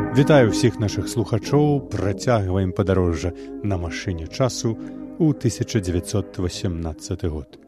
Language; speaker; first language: Belarusian; native; Belarusian